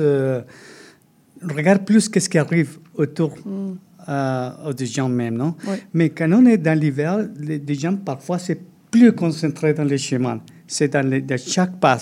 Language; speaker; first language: French; non-native, fluent; Spanish